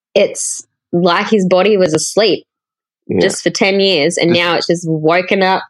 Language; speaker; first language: English; native; English